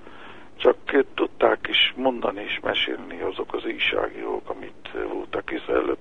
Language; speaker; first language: Hungarian; early bilingual, heritage; Hebrew